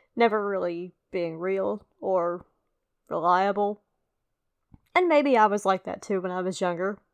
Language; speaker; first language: English; native; English